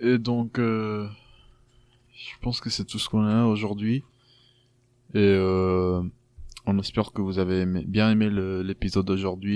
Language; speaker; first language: French; non-native, fluent; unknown